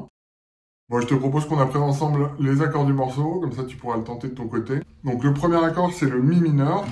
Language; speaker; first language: French; native; French